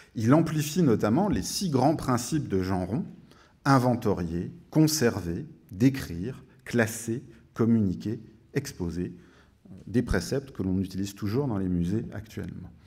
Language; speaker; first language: French; native; French